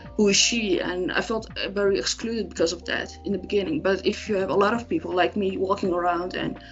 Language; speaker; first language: English; non-native, fluent; Somali